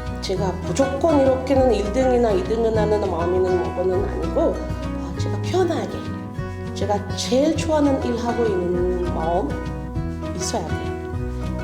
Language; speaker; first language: Korean; non-native, learner; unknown